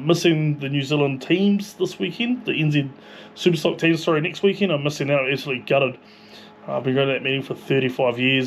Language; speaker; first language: English; native; English